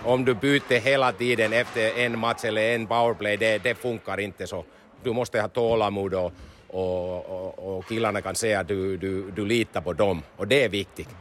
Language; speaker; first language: Swedish; non-native, learner; Finnish